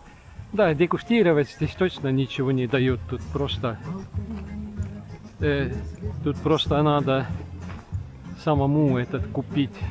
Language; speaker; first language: Russian; non-native, learner; Estonian